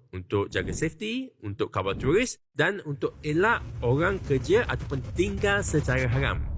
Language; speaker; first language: Malay; native; Malay